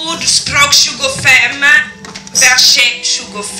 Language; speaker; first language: Swedish; non-native, fluent; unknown